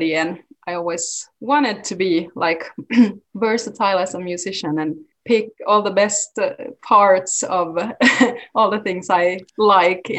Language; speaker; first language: English; non-native, fluent; Swedish